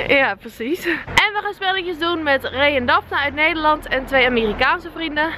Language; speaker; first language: Dutch; native; Dutch